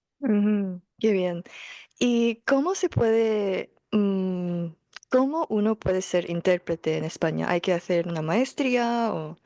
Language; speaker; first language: Spanish; non-native, fluent; Korean